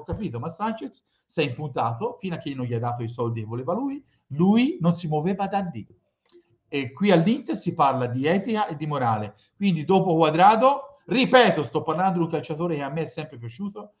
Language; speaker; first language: Italian; native; Italian